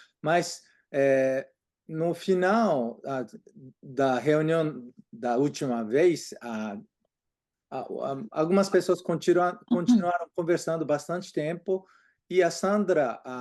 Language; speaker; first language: Portuguese; non-native, fluent; Japanese